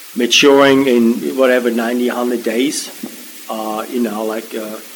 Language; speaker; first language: English; non-native, fluent; German